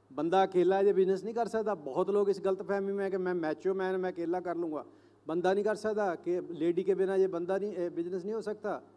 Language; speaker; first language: Hindi; native; Hindi